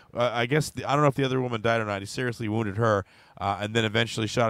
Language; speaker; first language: English; native; English